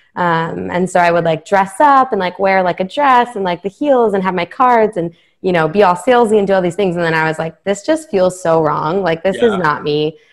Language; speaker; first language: English; native; English